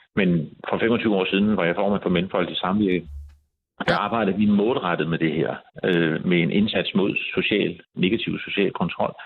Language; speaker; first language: Danish; native; Danish